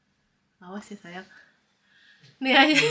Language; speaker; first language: Indonesian; native; Indonesian